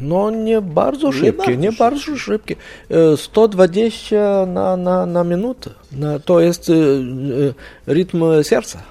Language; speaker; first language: Polish; non-native, learner; Lithuanian